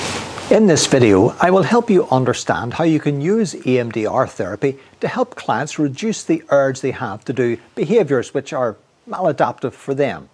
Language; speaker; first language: English; native; English